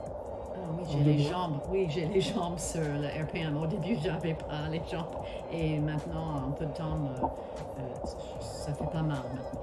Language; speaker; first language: French; non-native, fluent; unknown